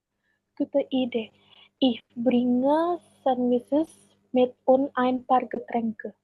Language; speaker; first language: German; non-native, learner; Indonesian